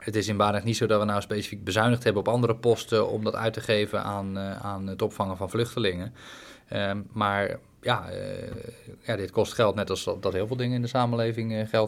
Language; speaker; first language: Dutch; native; Dutch